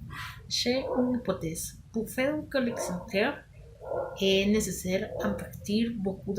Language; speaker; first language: French; non-native, learner; Spanish